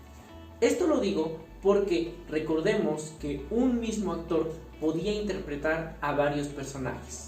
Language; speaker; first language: Spanish; native; Spanish